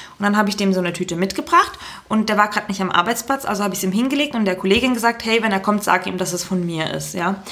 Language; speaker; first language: German; early bilingual, other home language; Turkish